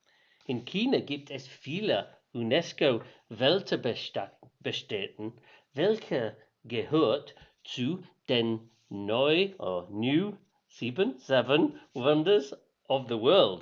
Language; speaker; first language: German; non-native, learner; English